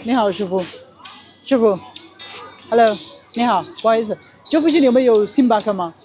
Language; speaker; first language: Chinese; non-native, learner; Amharic